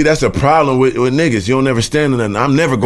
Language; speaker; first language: English; native; English